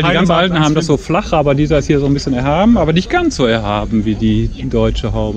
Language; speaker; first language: German; native; German